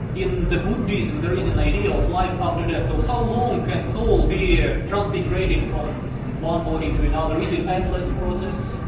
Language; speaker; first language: English; non-native, fluent; Russian